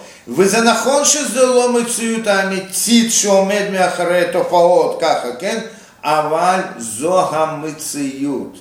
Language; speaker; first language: Hebrew; non-native, fluent; Russian